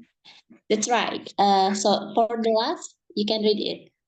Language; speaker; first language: English; non-native, fluent; Indonesian